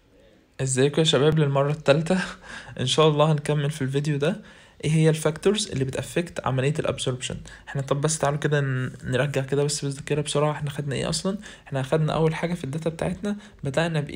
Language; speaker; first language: Arabic; native; Arabic